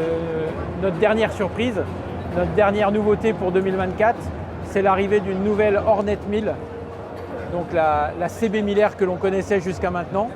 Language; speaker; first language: French; native; French